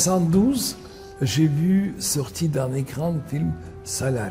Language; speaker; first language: French; non-native, fluent; Russian